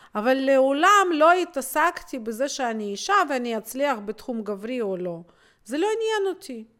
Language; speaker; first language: Hebrew; non-native, fluent; Russian